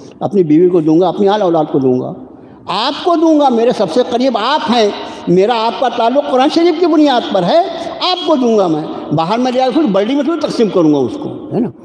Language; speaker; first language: Urdu; native; Urdu